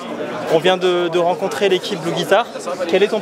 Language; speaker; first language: French; native; French